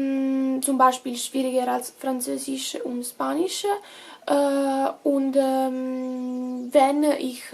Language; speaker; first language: German; non-native, learner; Italian